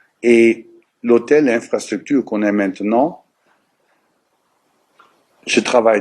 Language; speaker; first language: French; non-native, learner; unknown